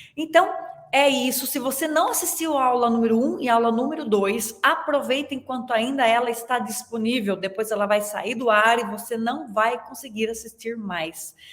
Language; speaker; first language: Portuguese; native; Portuguese